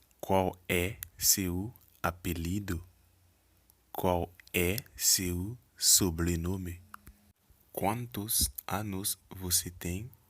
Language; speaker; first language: Portuguese; non-native, learner; Haitian Creole